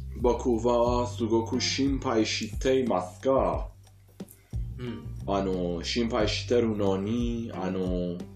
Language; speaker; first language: Japanese; non-native, fluent; Persian